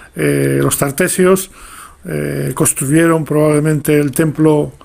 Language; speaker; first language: Spanish; native; Spanish